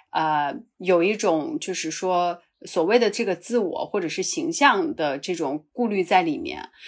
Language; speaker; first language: Chinese; native; Chinese